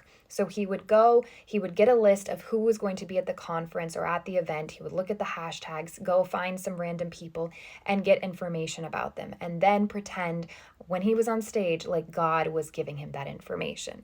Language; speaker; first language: English; native; English